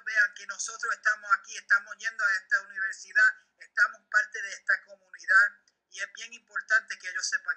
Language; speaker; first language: Spanish; early bilingual, heritage; Spanish